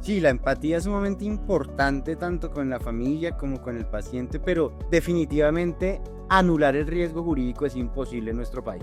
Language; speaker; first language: Spanish; native; Spanish